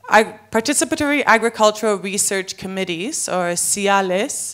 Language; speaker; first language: English; native; English